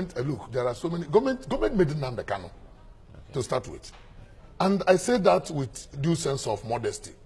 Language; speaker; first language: English; non-native, local second language; Igbo